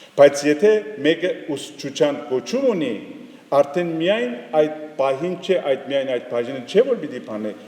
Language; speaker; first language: Armenian; native; Armenian